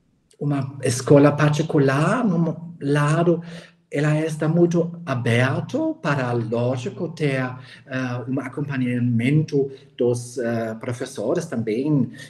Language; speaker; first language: Portuguese; non-native, fluent; German